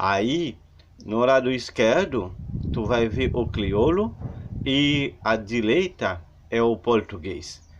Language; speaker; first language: Portuguese; non-native, learner; Haitian Creole